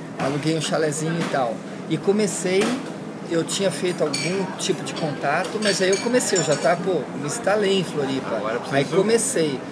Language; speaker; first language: Portuguese; early bilingual, heritage; Portuguese